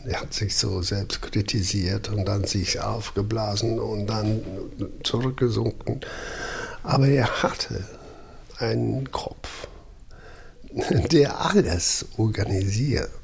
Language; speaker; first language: German; non-native, fluent; English